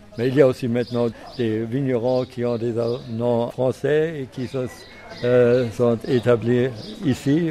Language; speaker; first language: French; non-native, fluent; German